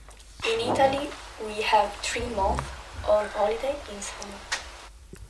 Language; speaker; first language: English; non-native, learner; Italian